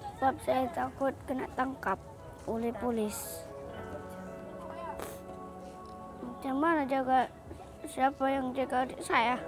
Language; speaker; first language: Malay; early bilingual, other home language; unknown